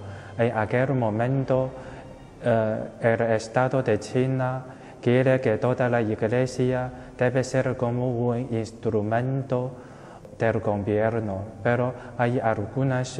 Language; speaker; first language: Spanish; non-native, fluent; Chinese